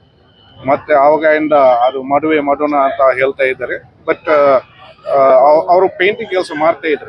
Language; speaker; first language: Kannada; non-native, fluent; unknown